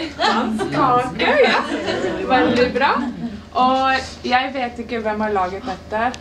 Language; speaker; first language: Norwegian; non-native, fluent; English